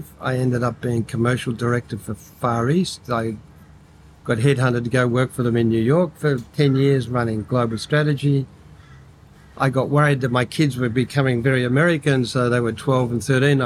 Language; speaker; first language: English; native; English